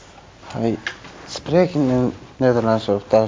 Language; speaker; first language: Dutch; non-native, learner; Turkish